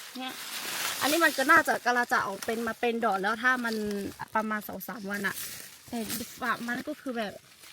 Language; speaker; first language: Thai; non-native, local second language; Lahu